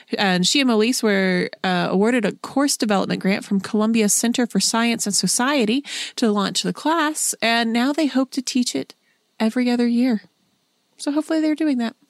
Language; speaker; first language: English; native; English